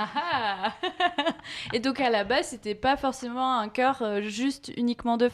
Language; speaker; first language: French; native; French